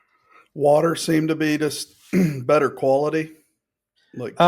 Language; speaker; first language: English; native; English